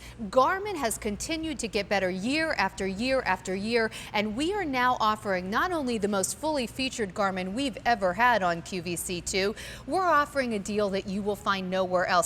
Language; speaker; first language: English; native; English